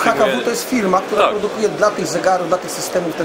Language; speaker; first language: Polish; native; Polish